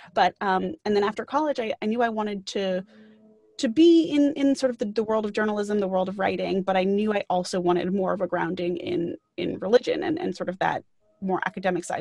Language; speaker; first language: English; native; English